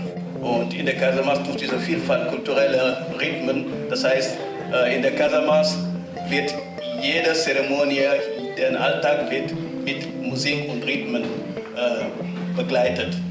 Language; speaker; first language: German; non-native, fluent; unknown